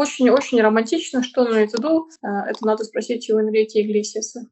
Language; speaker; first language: Russian; native; Russian